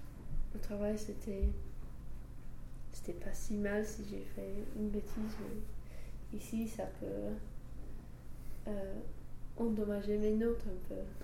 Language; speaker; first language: French; non-native, fluent; English